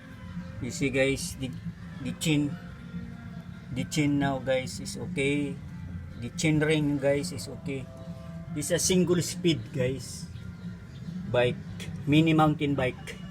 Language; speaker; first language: English; non-native, local second language; Filipino